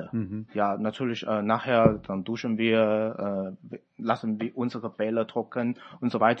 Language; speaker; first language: German; non-native, fluent; Chinese